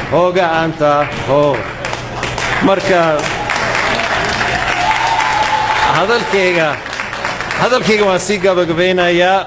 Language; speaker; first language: Somali; non-native, fluent; English